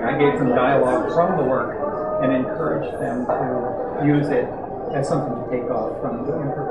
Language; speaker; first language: English; native; English